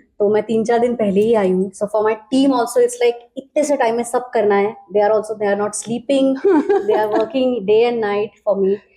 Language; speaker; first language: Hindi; non-native, local second language; Marathi